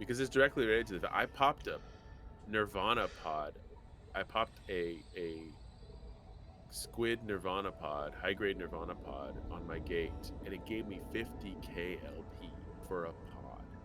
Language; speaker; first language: English; native; English